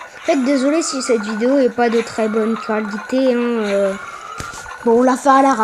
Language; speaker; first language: French; native; French